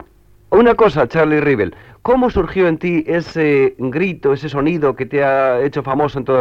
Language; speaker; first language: Spanish; native; Spanish